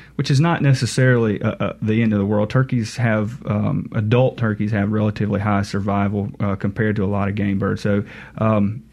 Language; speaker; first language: English; native; English